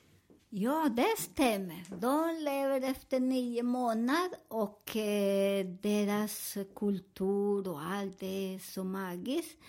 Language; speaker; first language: Swedish; non-native, learner; Spanish